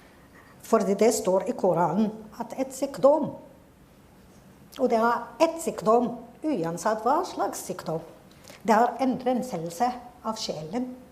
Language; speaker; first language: Norwegian; non-native, fluent; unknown